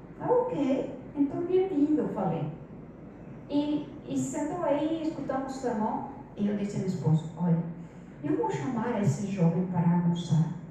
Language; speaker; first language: Portuguese; non-native, fluent; Spanish